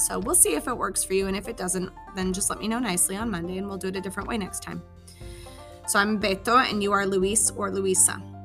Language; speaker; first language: English; native; English